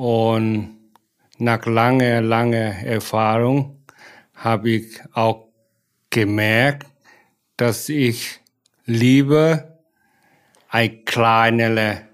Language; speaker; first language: German; non-native, fluent; Lao